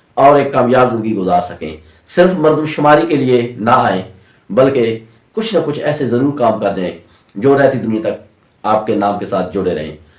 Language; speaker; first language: Urdu; non-native, local second language; Punjabi